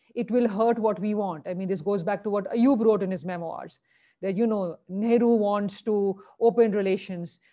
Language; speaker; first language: English; non-native, local second language; Hindi